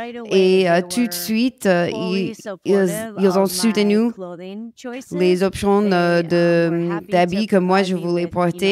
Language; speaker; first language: French; non-native, learner; English